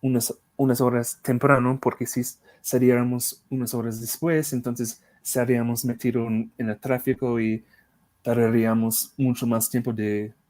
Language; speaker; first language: Spanish; non-native, fluent; English